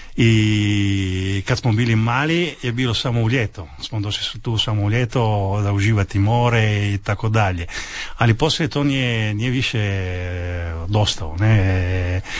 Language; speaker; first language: Croatian; non-native, learner; Italian